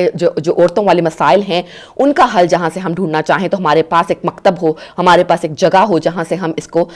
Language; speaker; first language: Urdu; native; Urdu